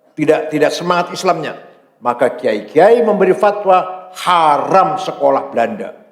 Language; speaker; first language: Malay; non-native, local second language; Javanese